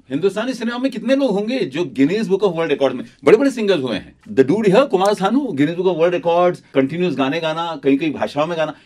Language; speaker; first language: Hindi; native; Hindi